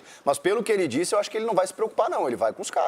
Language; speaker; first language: Portuguese; native; Portuguese